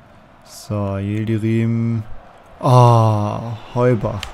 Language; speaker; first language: German; native; German